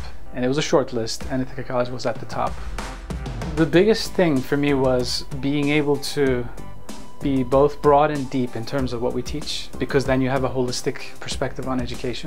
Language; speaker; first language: English; non-native, fluent; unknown